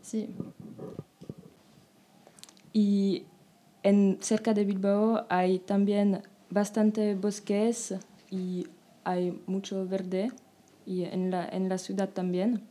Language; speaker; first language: Spanish; non-native, learner; French